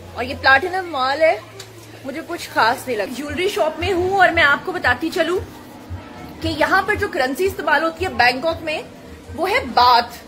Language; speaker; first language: Urdu; non-native, local second language; Punjabi